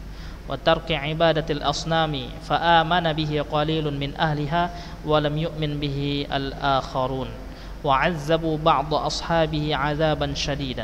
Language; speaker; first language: Arabic; non-native, fluent; Indonesian